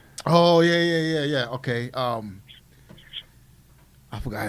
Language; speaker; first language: English; native; English